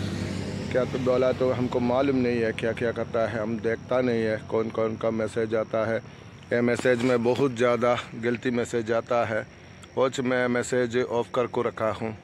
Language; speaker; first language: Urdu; non-native, learner; Malayalam